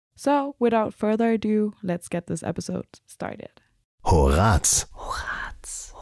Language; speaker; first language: English; non-native, fluent; Danish